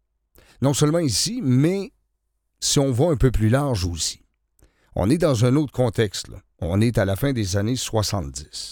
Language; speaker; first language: French; native; French